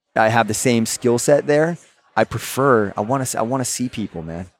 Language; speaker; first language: English; native; English